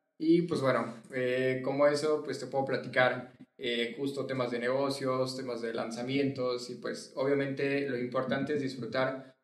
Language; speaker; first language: Spanish; native; Spanish